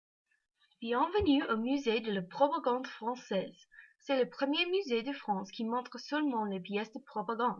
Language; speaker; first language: French; non-native, learner; English